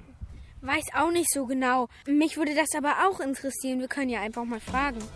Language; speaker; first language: German; native; German